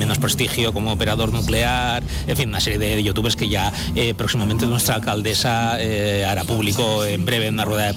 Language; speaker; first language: Spanish; native; Spanish